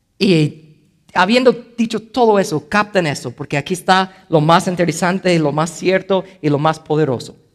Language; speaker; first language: Spanish; non-native, fluent; English